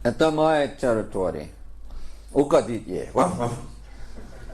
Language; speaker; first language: Russian; non-native, learner; English